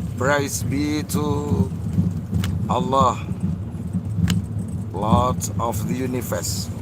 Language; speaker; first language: English; non-native, learner; Indonesian